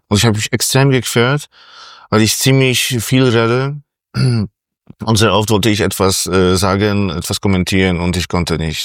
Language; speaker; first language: German; non-native, fluent; Polish